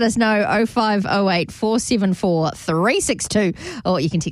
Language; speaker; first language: English; native; English